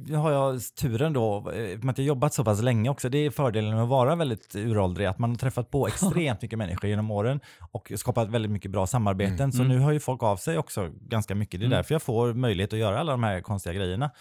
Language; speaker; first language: Swedish; native; Swedish